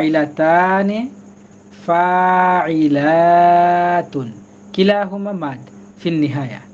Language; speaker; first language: Arabic; non-native, fluent; Bangla